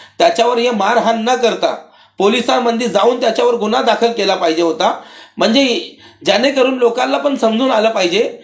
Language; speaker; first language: Marathi; non-native, local second language; Urdu